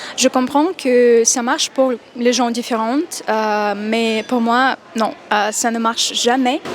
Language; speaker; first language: French; non-native, fluent; Russian